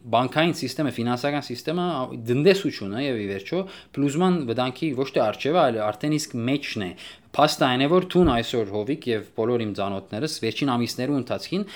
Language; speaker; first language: Armenian; early bilingual, heritage; Armenian